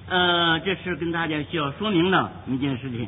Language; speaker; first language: Chinese; native; Chinese